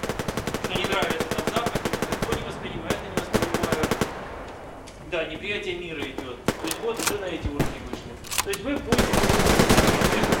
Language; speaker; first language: Russian; native; Russian